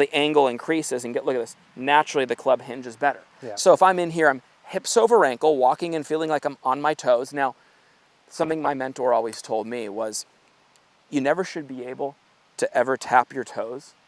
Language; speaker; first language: English; native; English